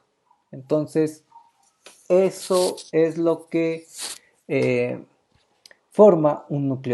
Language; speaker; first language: Spanish; native; Spanish